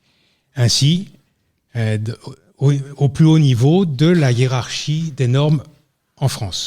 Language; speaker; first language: French; native; French